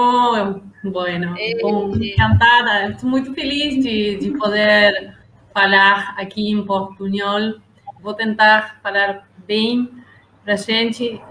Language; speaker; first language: Portuguese; non-native, learner; Spanish